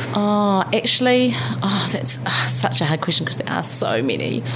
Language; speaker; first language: English; native; English